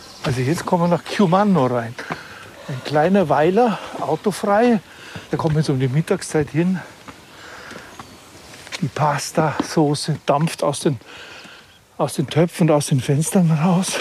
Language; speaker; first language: German; native; German